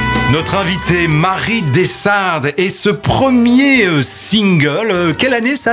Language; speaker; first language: French; native; French